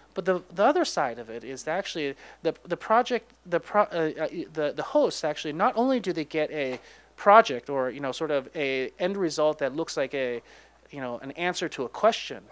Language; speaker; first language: English; native; English